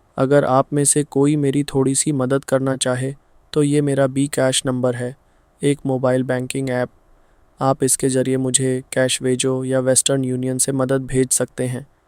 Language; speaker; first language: Hindi; non-native, fluent; Bangla